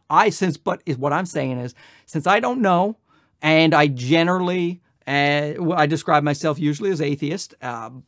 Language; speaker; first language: English; native; English